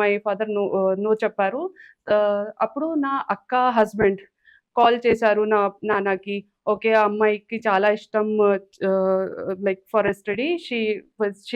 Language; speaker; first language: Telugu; non-native, learner; Hindi